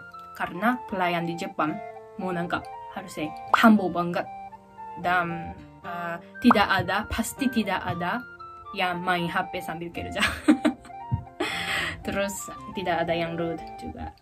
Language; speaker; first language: Indonesian; non-native, fluent; Japanese